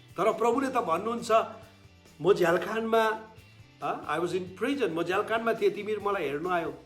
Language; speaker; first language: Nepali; native; Nepali